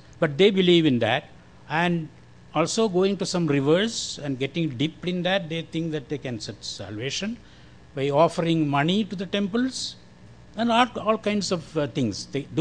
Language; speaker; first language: English; non-native, local second language; Malayalam